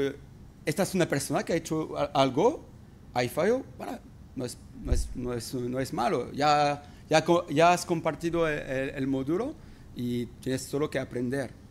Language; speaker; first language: Spanish; non-native, fluent; French